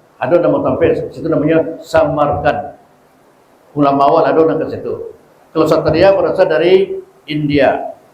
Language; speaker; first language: Malay; non-native, local second language; Minangkabau